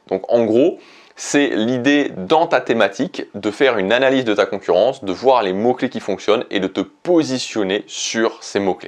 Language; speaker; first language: French; native; French